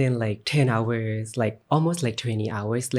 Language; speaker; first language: English; non-native, learner; Thai